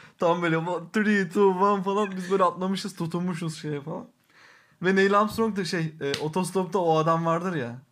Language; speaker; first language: Turkish; native; Turkish